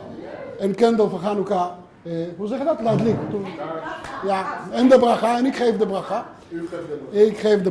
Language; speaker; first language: Dutch; non-native, learner; Hebrew